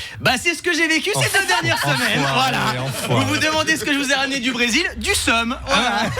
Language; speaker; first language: French; early bilingual, other home language; Portuguese